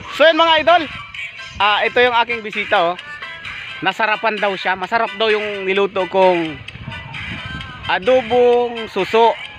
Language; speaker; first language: Filipino; non-native, local second language; Bikol